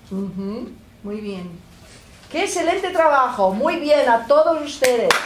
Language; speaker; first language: Spanish; non-native, fluent; Portuguese